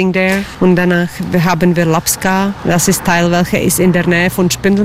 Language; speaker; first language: German; non-native, learner; Czech